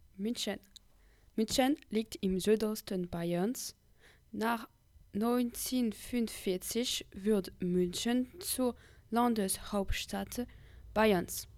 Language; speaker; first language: German; non-native, learner; French